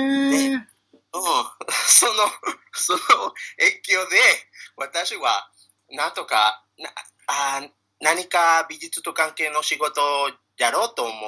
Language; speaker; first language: Japanese; non-native, learner; Spanish